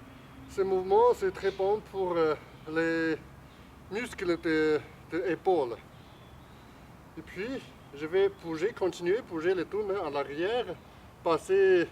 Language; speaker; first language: French; non-native, fluent; Chinese